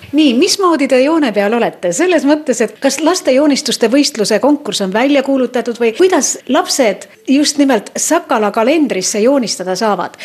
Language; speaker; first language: Estonian; native; Estonian